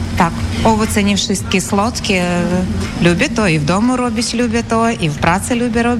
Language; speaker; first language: Polish; non-native, learner; Ukrainian